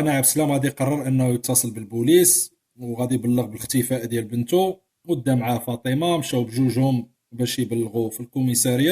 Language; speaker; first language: Arabic; native; Arabic